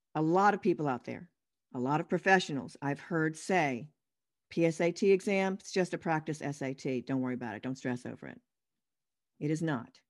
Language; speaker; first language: English; native; English